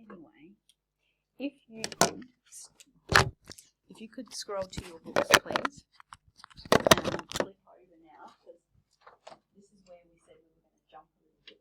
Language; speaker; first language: English; native; English